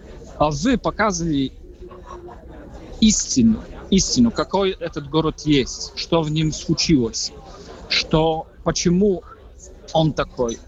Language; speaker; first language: Russian; non-native, fluent; Polish